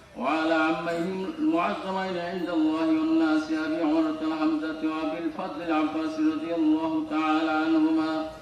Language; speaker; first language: Arabic; non-native, fluent; Bangla